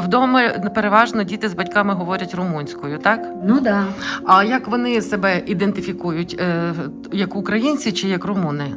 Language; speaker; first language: Ukrainian; native; Ukrainian